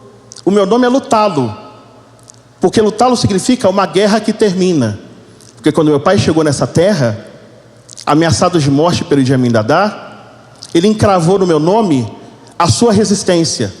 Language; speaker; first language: Portuguese; early bilingual, other home language; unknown